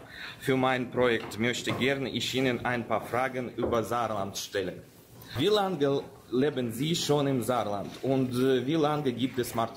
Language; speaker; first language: German; non-native, fluent; Russian